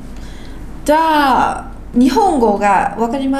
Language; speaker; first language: Japanese; non-native, fluent; Vietnamese